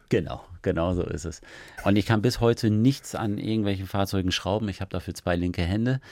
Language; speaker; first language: German; early bilingual, other home language; Persian